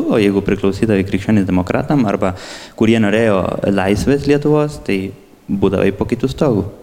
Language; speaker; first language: Lithuanian; early bilingual, heritage; Spanish